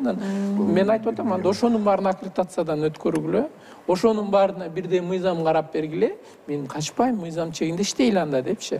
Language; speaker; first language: Kyrgyz; native; Kyrgyz